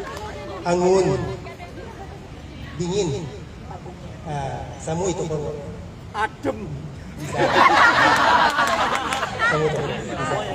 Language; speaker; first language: Indonesian; non-native, learner; Thai